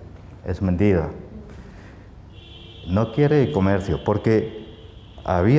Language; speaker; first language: Spanish; non-native, fluent; Chinese